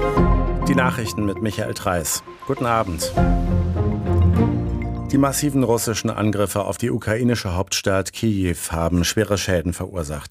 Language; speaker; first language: German; native; German